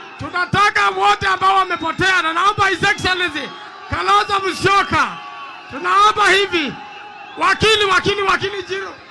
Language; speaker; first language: Swahili; non-native, local second language; Gusii